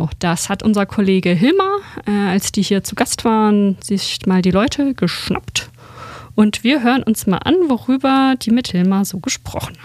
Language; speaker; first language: German; native; German